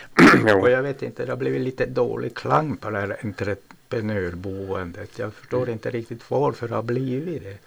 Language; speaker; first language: Swedish; native; Swedish